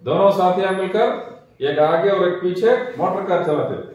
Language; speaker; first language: Hindi; non-native, local second language; Telugu